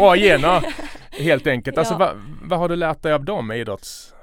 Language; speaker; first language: Swedish; native; Swedish